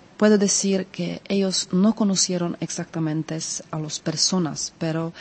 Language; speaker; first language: Spanish; non-native, fluent; Czech